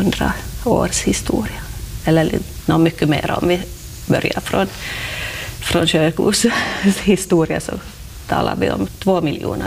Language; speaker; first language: Swedish; non-native, local second language; Finnish